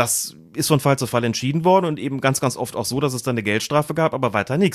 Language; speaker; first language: German; native; German